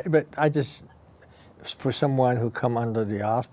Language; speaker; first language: English; native; English